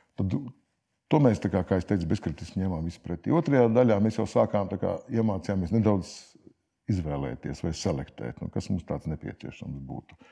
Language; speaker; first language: Latvian; native; Latvian